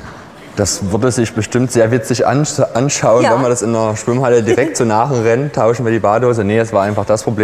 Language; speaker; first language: German; native; German